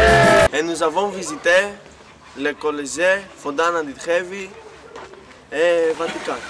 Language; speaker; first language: French; non-native, learner; Greek